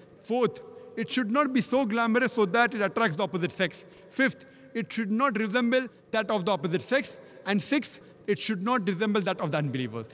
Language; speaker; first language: English; non-native, local second language; Konkani